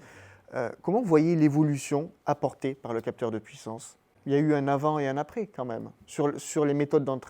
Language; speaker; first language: French; native; French